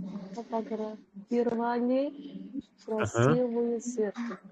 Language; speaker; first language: Russian; non-native, learner; Uzbek